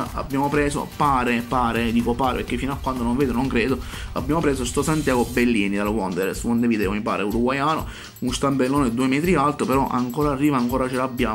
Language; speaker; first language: Italian; native; Italian